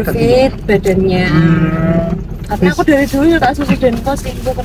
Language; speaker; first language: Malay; non-native, local second language; Javanese